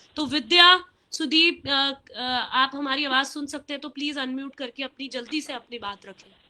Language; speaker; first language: Hindi; native; Hindi